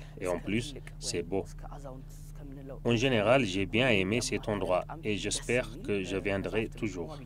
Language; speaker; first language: French; non-native, fluent; Amharic